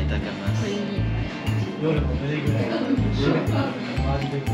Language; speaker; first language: Japanese; non-native, fluent; Chinese